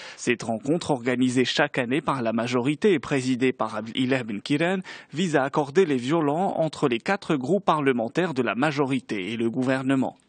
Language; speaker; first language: French; non-native, local second language; Arabic